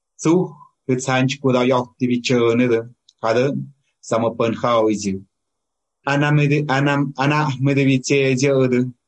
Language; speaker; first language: Spanish; non-native, local second language; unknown